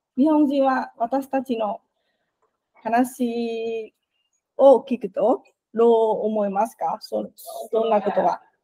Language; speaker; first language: Japanese; non-native, fluent; Vietnamese